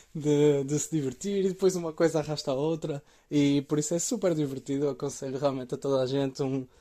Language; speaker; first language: Portuguese; native; Portuguese